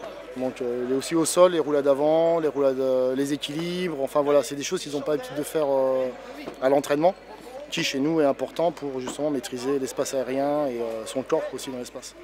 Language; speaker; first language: French; native; French